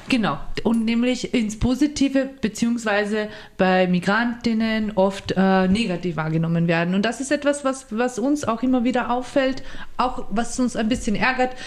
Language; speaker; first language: German; early bilingual, other home language; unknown